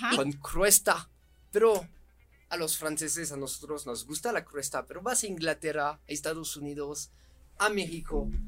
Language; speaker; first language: Spanish; non-native, fluent; French